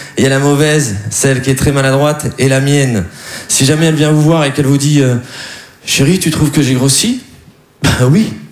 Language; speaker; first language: French; native; French